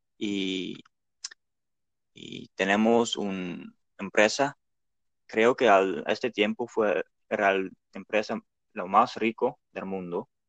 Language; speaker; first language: Spanish; non-native, learner; Dutch